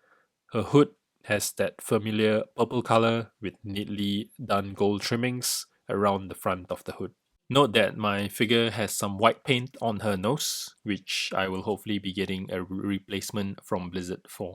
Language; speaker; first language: English; native; English